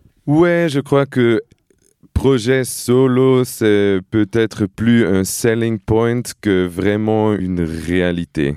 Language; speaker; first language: French; non-native, fluent; Portuguese